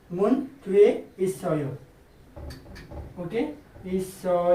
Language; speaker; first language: Korean; non-native, learner; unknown